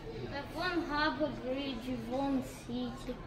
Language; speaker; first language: Russian; early bilingual, heritage; Russian